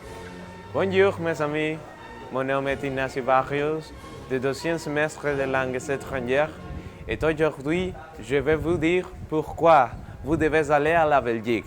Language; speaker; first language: French; non-native, learner; Spanish